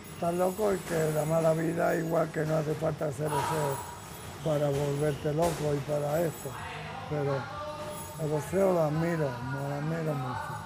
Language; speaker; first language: Spanish; native; Spanish